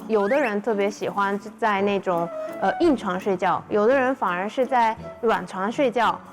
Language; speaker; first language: Chinese; non-native, fluent; Japanese